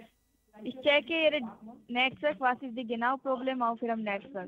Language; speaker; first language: German; non-native, learner; Hindi